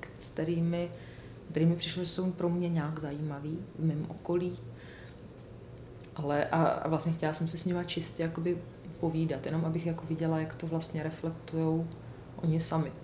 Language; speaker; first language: Czech; native; Czech